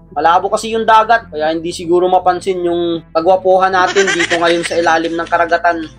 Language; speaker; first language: Filipino; non-native, local second language; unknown